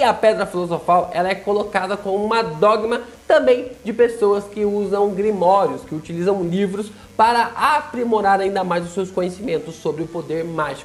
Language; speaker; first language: Portuguese; native; Portuguese